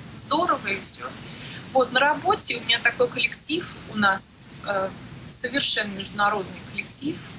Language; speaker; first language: Russian; native; Russian